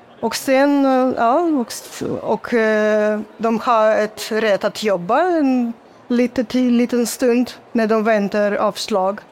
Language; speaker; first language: Swedish; non-native, fluent; Russian